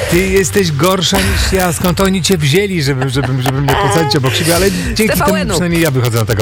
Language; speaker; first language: Polish; native; Polish